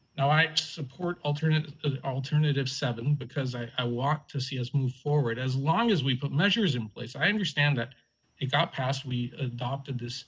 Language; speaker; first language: English; native; English